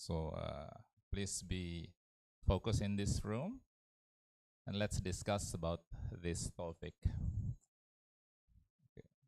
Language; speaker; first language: English; non-native, learner; Indonesian